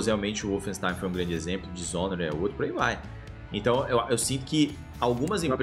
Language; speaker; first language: Portuguese; native; Portuguese